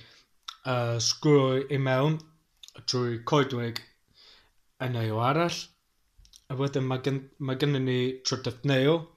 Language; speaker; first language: Welsh; non-native, learner; English